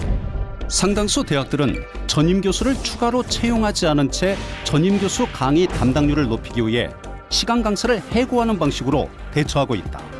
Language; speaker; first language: Korean; native; Korean